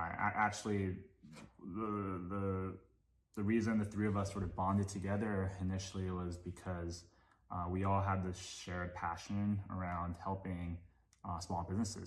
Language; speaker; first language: English; non-native, local second language; Cantonese